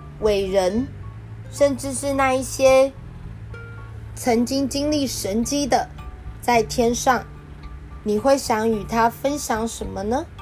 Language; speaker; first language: Chinese; native; Chinese